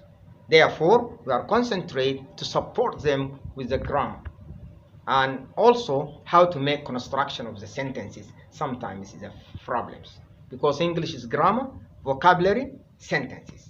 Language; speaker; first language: English; non-native, fluent; Arabic